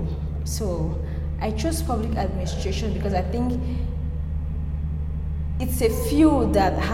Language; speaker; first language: English; non-native, local second language; Igbo